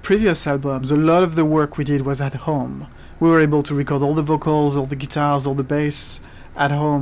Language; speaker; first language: English; non-native, fluent; French